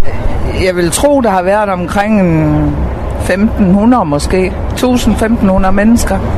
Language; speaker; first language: Danish; native; Danish